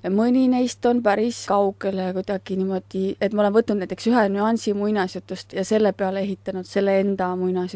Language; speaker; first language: Estonian; native; Estonian